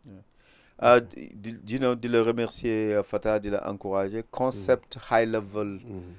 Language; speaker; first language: French; non-native, local second language; Wolof